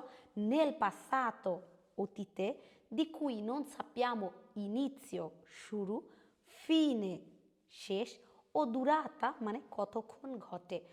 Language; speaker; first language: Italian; non-native, fluent; Bangla